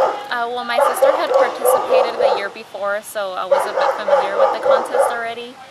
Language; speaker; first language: English; early bilingual, other home language; Spanish